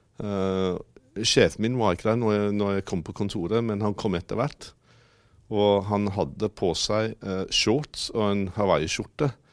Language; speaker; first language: Norwegian; non-native, fluent; English